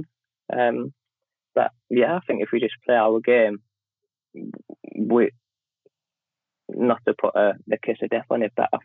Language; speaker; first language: English; native; English